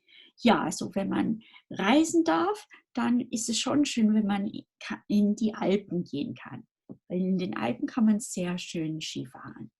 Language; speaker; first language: German; non-native, fluent; English